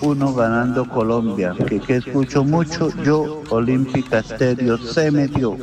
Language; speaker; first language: Spanish; native; Spanish